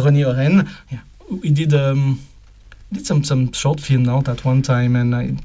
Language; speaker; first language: English; non-native, fluent; French